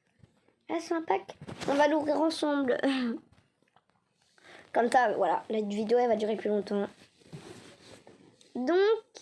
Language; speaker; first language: French; native; French